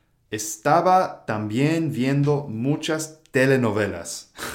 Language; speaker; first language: Spanish; non-native, fluent; English